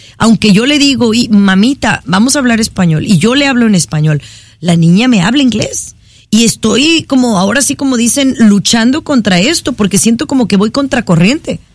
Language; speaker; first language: Spanish; native; Spanish